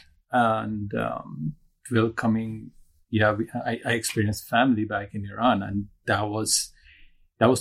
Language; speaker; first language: English; non-native, fluent; Turkish